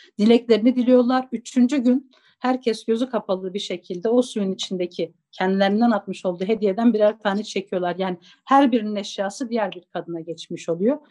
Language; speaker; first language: Turkish; non-native, local second language; Zaza